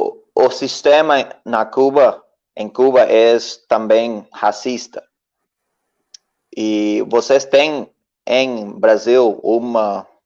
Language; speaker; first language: Portuguese; non-native, learner; Spanish